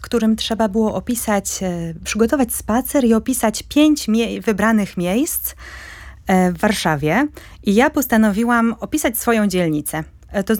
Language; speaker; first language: Polish; native; Polish